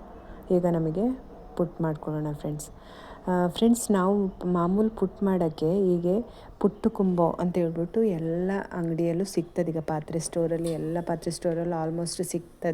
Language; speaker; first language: Kannada; native; Kannada